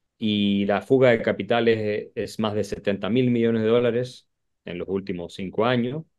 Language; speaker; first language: Spanish; native; Spanish